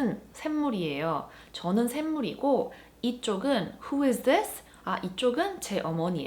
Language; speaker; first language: Korean; early bilingual, heritage; Korean